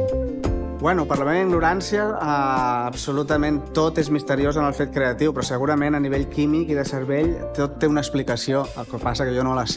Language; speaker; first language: Catalan; native; Catalan